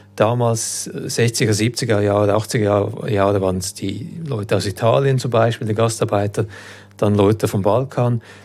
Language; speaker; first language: German; early bilingual, other home language; Croatian